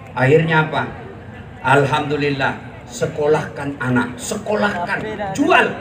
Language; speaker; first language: Indonesian; native; Indonesian